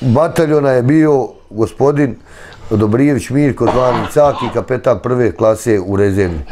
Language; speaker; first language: Serbian; native; Serbian